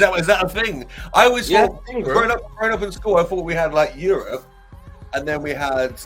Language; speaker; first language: English; native; English